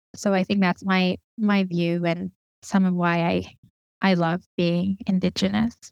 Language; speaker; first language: English; native; English